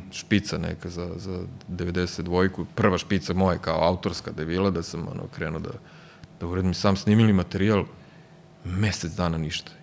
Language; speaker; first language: Serbian; native; Serbian